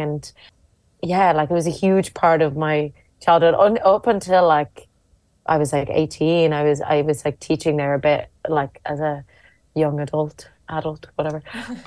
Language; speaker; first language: English; native; English